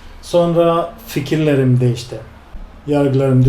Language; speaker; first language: Turkish; non-native, fluent; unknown